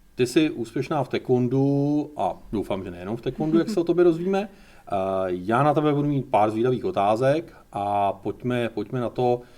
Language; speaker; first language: Czech; native; Czech